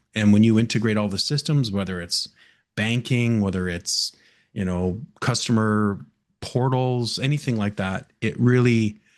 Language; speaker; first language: English; native; English